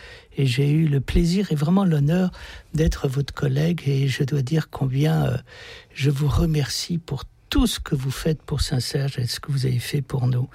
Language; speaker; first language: French; native; French